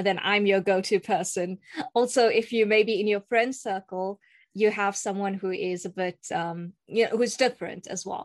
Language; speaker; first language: English; native; English